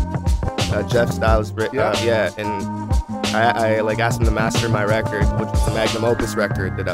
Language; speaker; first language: English; native; English